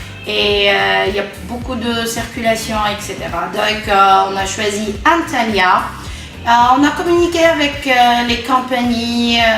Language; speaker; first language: French; non-native, local second language; Arabic